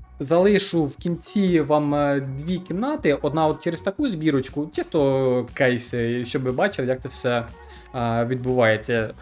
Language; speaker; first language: Ukrainian; non-native, local second language; Russian